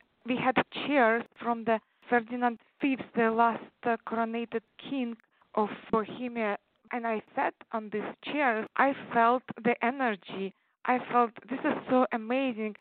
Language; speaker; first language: English; non-native, fluent; Tatar